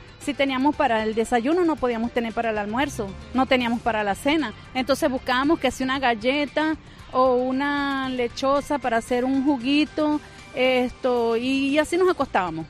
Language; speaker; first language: Spanish; native; Spanish